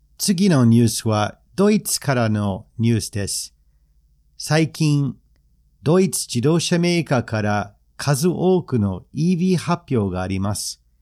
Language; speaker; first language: Japanese; non-native, fluent; English